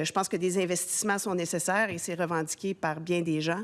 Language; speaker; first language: French; native; French